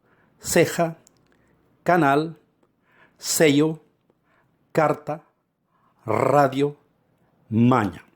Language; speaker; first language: Spanish; non-native, fluent; Portuguese